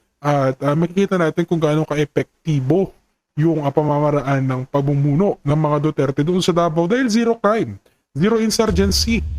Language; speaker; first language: Filipino; native; Filipino